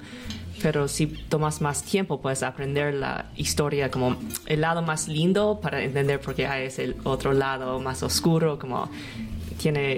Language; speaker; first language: Spanish; non-native, learner; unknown